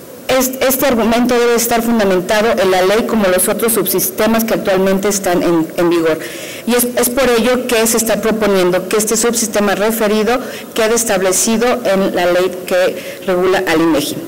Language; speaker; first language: Spanish; native; Spanish